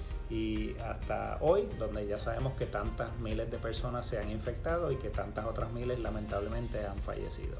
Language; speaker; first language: Spanish; native; Spanish